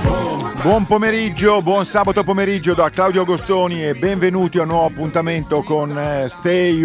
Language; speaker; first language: Italian; native; Italian